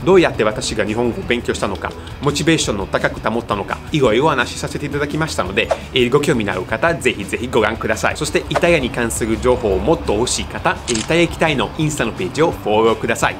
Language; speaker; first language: Japanese; non-native, fluent; Italian